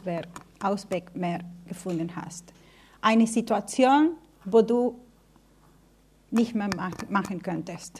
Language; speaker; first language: German; non-native, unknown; Spanish